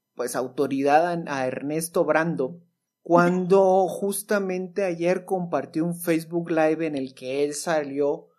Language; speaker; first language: Spanish; native; Spanish